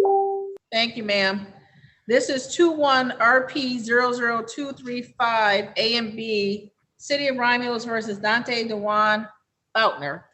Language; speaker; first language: English; native; English